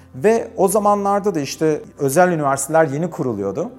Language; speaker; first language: Turkish; native; Turkish